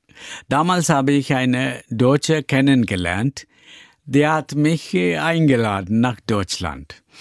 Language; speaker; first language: German; non-native, learner; Tamil